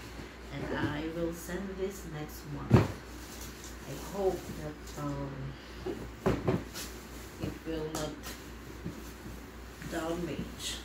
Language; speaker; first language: English; non-native, local second language; Filipino